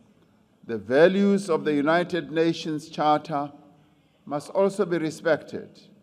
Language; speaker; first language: English; non-native, local second language; Venda